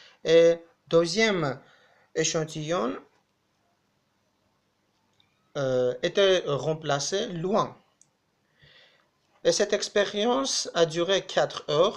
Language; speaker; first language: French; non-native, fluent; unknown